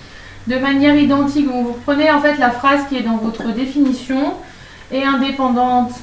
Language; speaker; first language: French; native; French